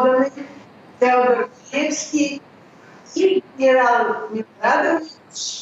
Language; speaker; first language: Russian; early bilingual, heritage; Russian